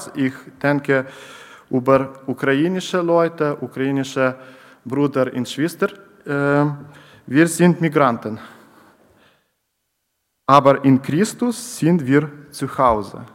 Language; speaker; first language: German; non-native, learner; Ukrainian